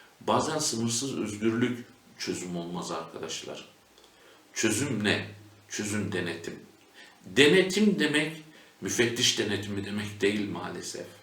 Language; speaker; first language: Turkish; native; Turkish